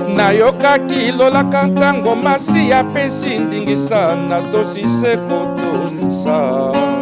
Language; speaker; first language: French; non-native, local second language; Lingala